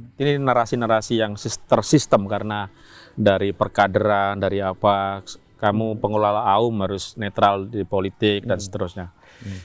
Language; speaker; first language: Indonesian; non-native, local second language; Javanese